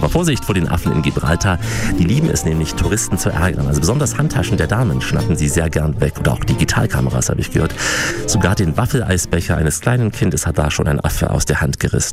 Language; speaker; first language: German; native; German